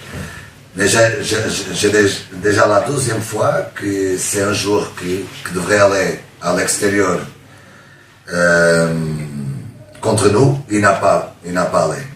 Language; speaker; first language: French; non-native, learner; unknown